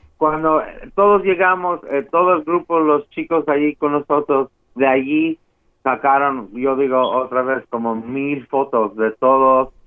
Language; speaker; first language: Spanish; early bilingual, heritage; Spanish